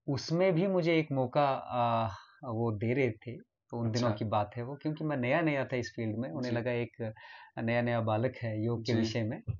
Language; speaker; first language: Hindi; non-native, local second language; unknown